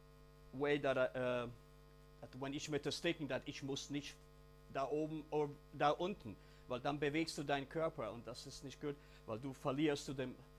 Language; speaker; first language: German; non-native, learner; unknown